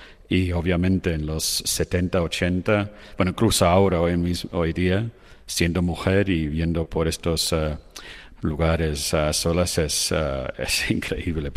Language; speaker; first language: Spanish; non-native, fluent; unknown